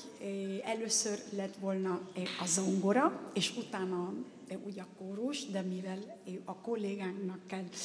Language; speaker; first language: Hungarian; non-native, learner; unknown